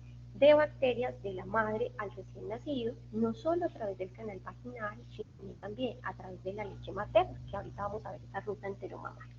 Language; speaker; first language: Spanish; native; Spanish